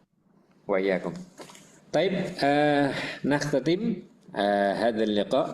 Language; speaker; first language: Arabic; non-native, fluent; Indonesian